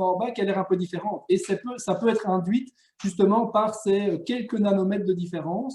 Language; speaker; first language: French; native; French